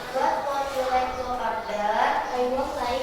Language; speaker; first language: English; non-native, learner; Indonesian